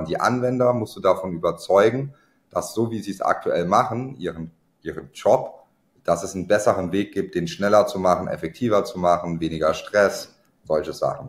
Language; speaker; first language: German; native; German